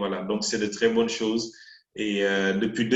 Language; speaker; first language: French; non-native, local second language; Wolof